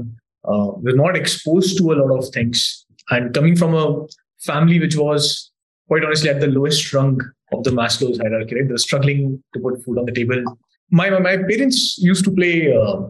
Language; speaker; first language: English; non-native, local second language; Hindi